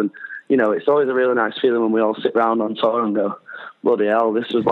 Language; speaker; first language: English; native; English